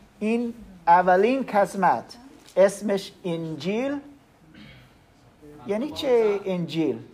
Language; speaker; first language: Persian; non-native, learner; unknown